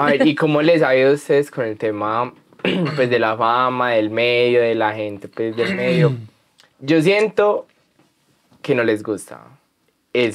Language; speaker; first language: Spanish; native; Spanish